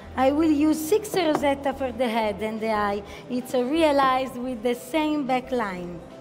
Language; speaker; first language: English; non-native, learner; Italian